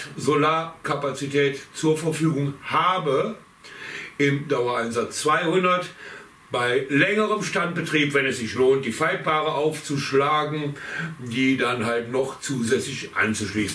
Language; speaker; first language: German; native; German